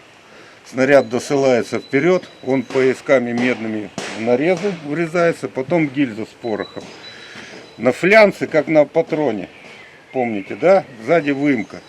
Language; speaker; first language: Russian; native; Russian